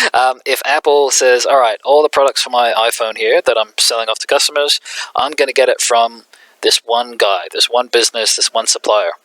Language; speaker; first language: English; native; English